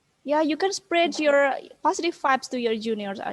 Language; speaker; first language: English; non-native, learner; Indonesian